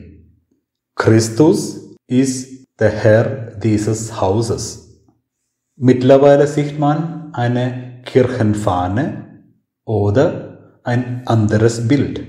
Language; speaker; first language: German; non-native, fluent; Malayalam